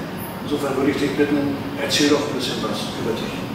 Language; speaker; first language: German; native; German